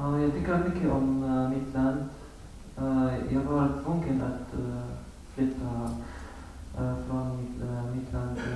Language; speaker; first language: Swedish; non-native, learner; Arabic